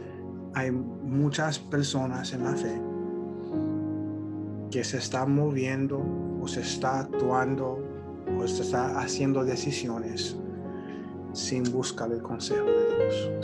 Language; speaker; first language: Spanish; early bilingual, heritage; Spanish